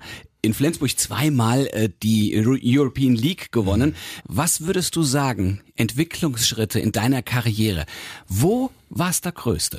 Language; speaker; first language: German; native; German